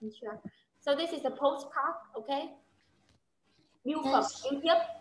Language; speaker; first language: English; non-native, fluent; Vietnamese